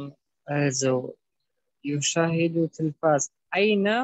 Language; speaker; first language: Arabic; non-native, learner; German